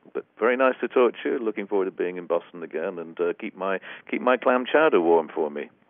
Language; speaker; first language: English; native; English